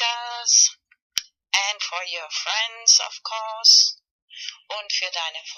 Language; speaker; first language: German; non-native, learner; Spanish